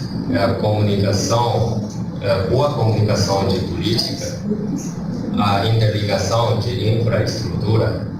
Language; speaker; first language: Portuguese; non-native, learner; Chinese